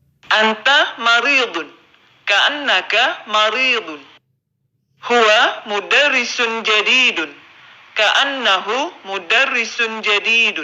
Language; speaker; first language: Arabic; non-native, fluent; Indonesian